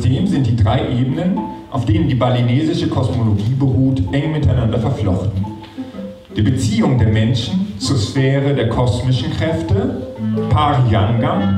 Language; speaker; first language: German; native; German